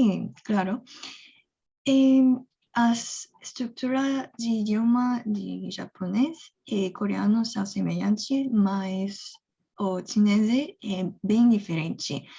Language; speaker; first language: Portuguese; non-native, fluent; Korean